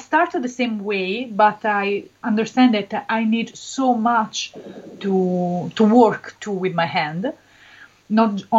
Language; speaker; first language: English; non-native, learner; Italian